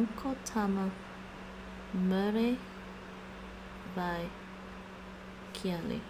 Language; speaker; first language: Finnish; non-native, learner; English